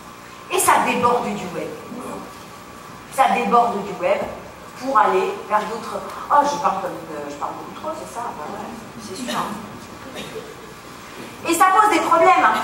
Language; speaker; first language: French; native; French